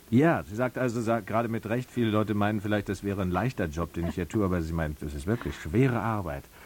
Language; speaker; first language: German; native; German